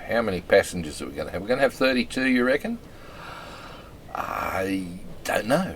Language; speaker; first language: English; native; English